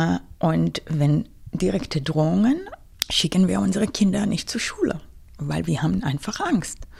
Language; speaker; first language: German; non-native, fluent; Hebrew